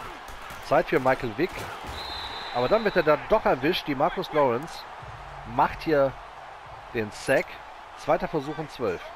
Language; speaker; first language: German; native; German